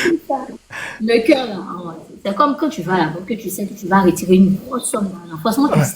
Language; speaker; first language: French; native; French